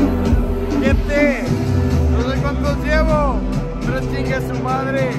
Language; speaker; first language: Spanish; native; Spanish